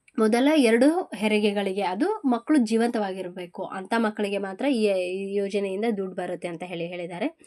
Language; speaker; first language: Kannada; native; Kannada